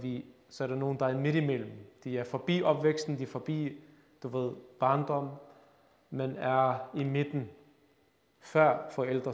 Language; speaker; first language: Danish; early bilingual, other home language; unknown